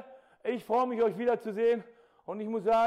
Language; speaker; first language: German; native; German